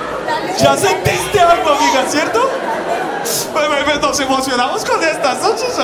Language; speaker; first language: Spanish; native; Spanish